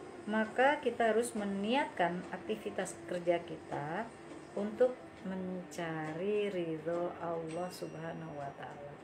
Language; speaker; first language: Indonesian; native; Indonesian